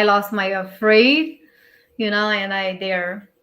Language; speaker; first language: English; non-native, learner; Portuguese